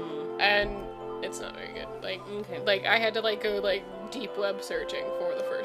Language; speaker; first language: English; native; English